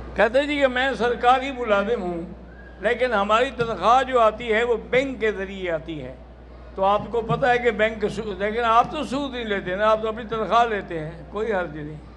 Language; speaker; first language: Urdu; native; Urdu